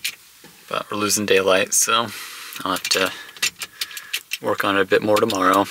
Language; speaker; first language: English; native; English